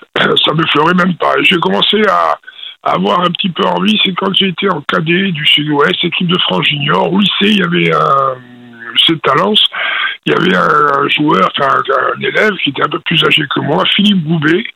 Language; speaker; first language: French; native; French